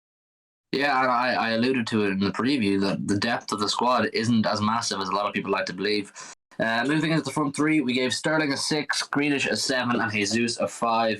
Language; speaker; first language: English; native; English